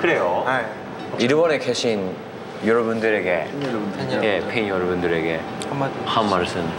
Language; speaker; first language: Korean; non-native, learner; Japanese